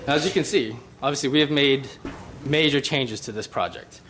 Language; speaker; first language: English; native; English